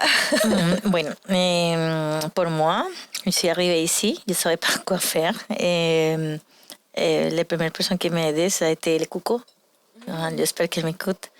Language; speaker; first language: French; non-native, learner; Spanish